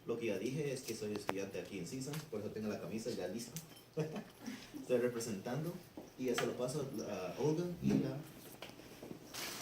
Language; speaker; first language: Spanish; early bilingual, heritage; Spanish